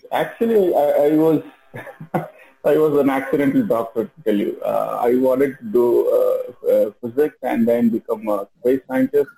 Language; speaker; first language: English; non-native, local second language; Kannada